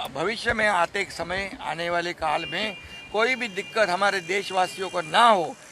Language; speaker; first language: Hindi; non-native, local second language; Marathi